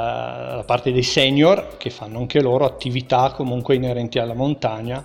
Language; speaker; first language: Italian; native; Italian